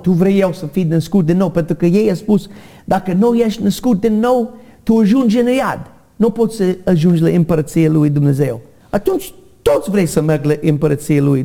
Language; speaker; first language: Romanian; non-native, learner; English